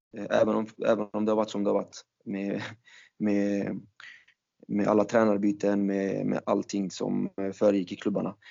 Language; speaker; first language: Swedish; early bilingual, other home language; Turkish